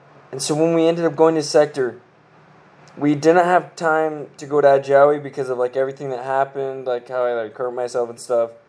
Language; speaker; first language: English; native; English